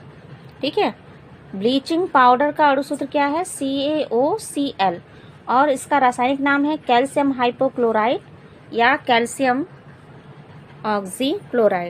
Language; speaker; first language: Hindi; native; Hindi